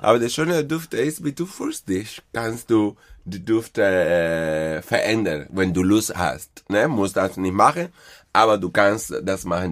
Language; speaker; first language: German; non-native, fluent; Spanish